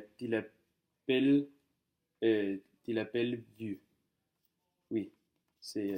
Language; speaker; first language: French; non-native, learner; Danish